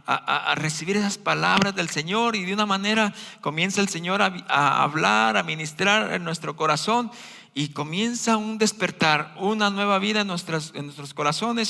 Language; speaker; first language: Spanish; native; Spanish